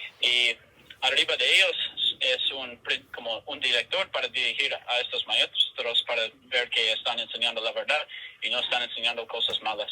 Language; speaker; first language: Spanish; non-native, fluent; English